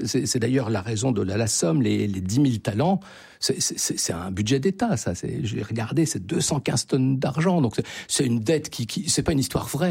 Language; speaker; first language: French; native; French